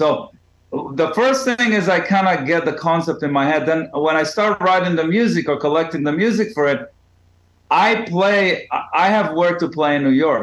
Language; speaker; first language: English; non-native, fluent; Hebrew